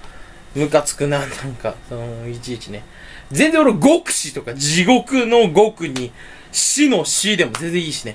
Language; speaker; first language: Japanese; native; Japanese